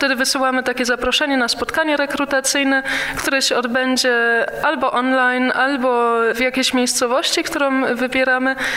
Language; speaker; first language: Polish; early bilingual, heritage; Polish